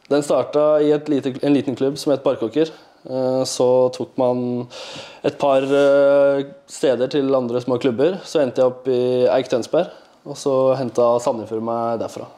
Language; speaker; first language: Norwegian; native; Norwegian